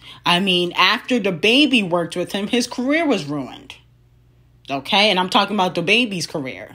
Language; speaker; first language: English; native; English